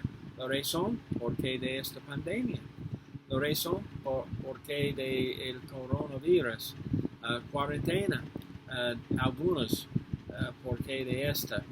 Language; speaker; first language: Spanish; non-native, fluent; English